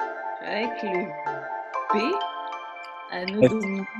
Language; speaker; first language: French; early bilingual, other home language; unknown